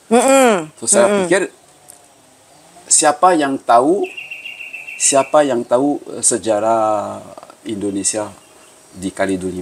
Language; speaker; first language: Indonesian; early bilingual, heritage; Javanese